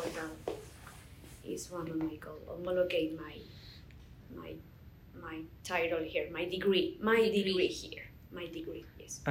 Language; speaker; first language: English; non-native, learner; Spanish